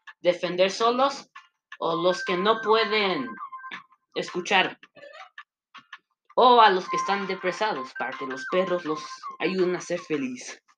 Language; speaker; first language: Spanish; non-native, learner; English